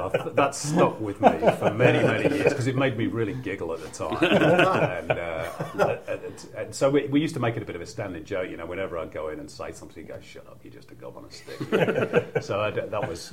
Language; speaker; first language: English; native; English